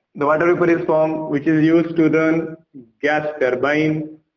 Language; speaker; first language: English; non-native, local second language; Marathi